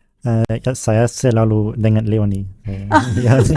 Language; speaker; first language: Indonesian; non-native, learner; German